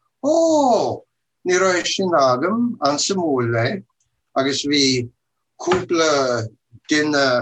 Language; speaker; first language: Irish; non-native, learner; English